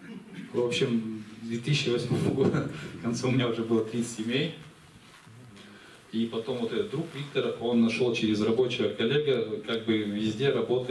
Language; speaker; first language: Russian; native; Russian